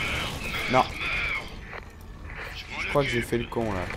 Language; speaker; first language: French; native; French